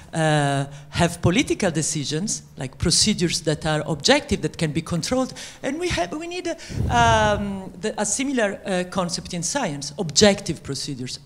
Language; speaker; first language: English; non-native, fluent; French